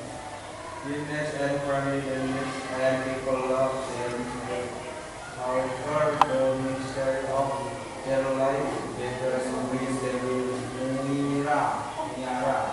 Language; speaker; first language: English; non-native, learner; Indonesian